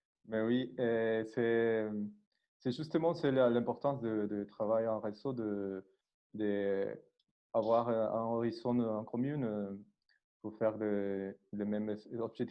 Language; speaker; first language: French; non-native, learner; Spanish